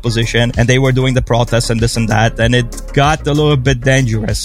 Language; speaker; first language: English; non-native, fluent; Polish